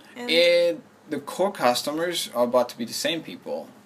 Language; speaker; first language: English; non-native, fluent; French